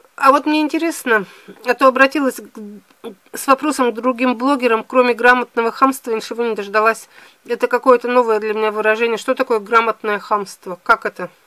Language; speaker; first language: Russian; native; Russian